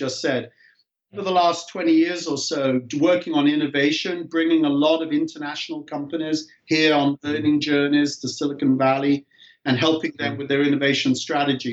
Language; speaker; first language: English; native; English